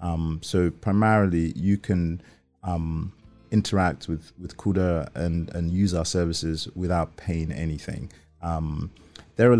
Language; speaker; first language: English; non-native, local second language; Yoruba